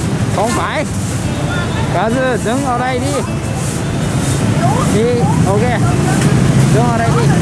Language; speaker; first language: Vietnamese; non-native, learner; Japanese